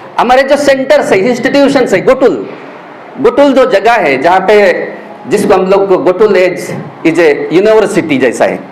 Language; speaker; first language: Hindi; non-native, local second language; Gondi